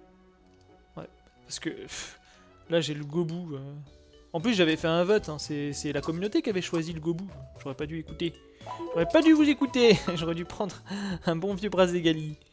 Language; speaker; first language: French; native; French